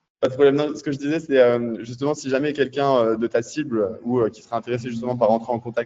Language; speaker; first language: French; native; French